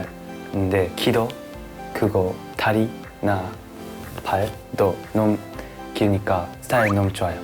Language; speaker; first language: Korean; non-native, learner; Japanese